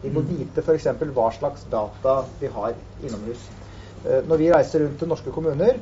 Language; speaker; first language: Norwegian; native; Norwegian